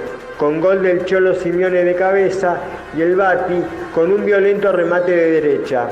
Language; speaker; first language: Spanish; native; Spanish